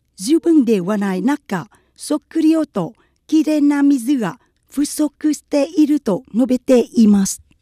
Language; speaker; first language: Japanese; non-native, fluent; Vietnamese